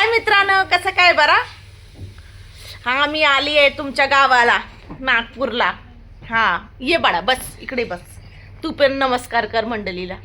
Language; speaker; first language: Marathi; non-native, local second language; Hindi